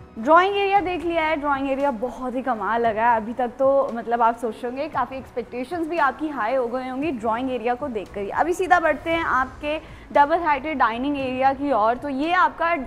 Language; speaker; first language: Hindi; native; Hindi